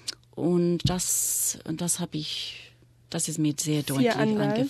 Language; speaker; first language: German; non-native, fluent; English